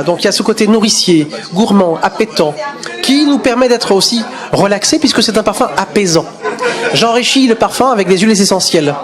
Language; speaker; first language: French; native; French